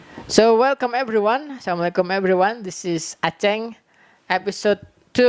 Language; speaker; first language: English; non-native, learner; Indonesian